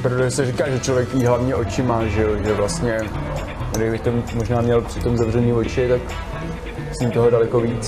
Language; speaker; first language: Czech; native; Czech